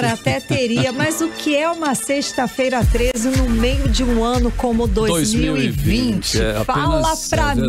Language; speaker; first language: Portuguese; native; Portuguese